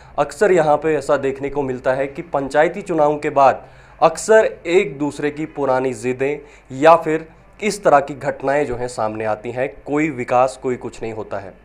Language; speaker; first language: Hindi; non-native, local second language; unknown